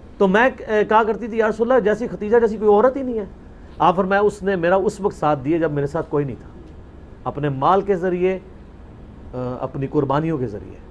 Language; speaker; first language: Urdu; non-native, local second language; Punjabi